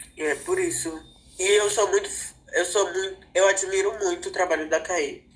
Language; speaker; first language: Portuguese; non-native, local second language; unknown